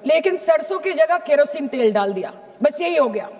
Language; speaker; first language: Hindi; non-native, local second language; Bangla